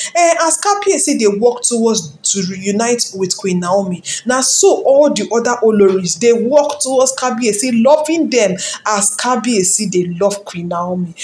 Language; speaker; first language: Nigerian Pidgin; non-native, local second language; Yoruba